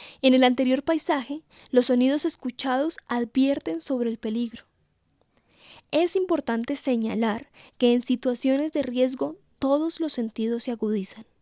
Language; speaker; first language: Spanish; native; Spanish